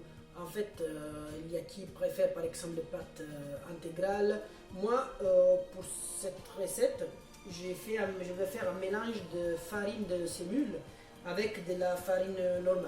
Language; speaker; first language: French; non-native, fluent; Italian